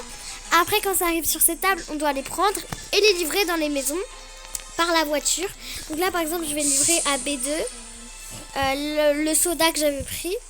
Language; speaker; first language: French; native; French